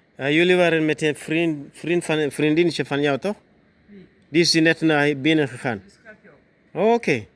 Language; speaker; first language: Dutch; non-native, learner; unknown